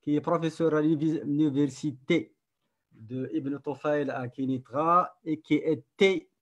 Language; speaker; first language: French; non-native, local second language; Arabic